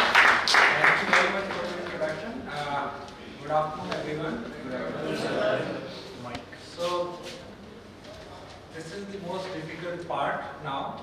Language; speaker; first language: English; non-native, local second language; Hindi